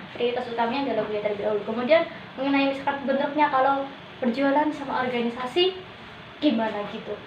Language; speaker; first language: Indonesian; native; Indonesian